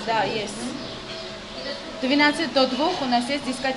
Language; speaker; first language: Russian; non-native, learner; Turkish